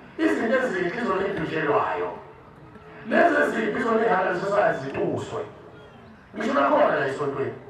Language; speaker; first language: Zulu; native; Zulu